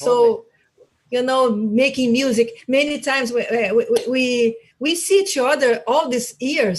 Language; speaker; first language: English; non-native, learner; Portuguese